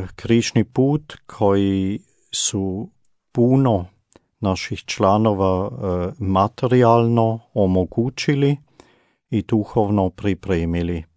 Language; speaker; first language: Croatian; non-native, fluent; German